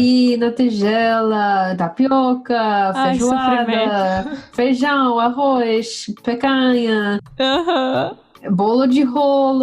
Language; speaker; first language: Portuguese; non-native, fluent; English